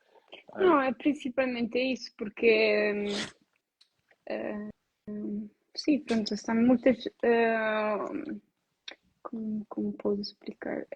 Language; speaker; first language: Portuguese; non-native, learner; Italian